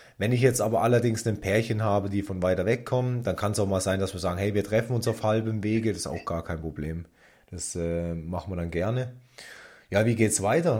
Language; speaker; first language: German; native; German